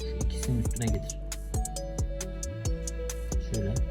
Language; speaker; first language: Turkish; native; Turkish